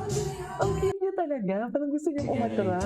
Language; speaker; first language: Filipino; native; Filipino